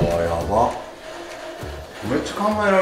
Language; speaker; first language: Japanese; native; Japanese